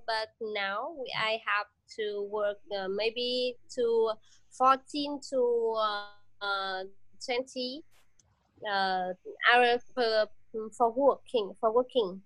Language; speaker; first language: English; non-native, learner; Vietnamese